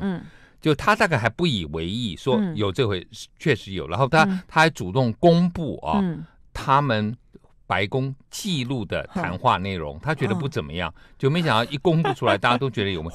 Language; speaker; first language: Chinese; native; Chinese